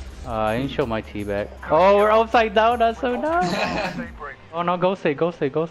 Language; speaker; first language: English; native; English